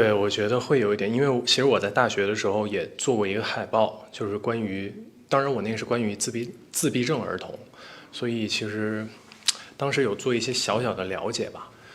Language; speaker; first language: Chinese; native; Chinese